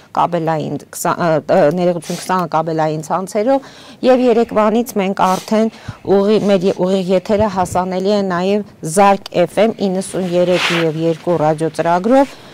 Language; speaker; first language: Armenian; native; Armenian